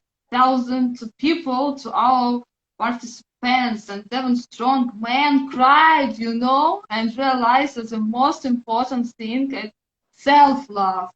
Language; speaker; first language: English; non-native, learner; Russian